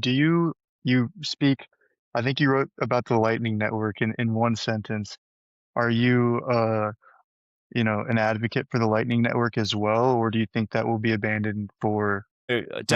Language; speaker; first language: English; native; English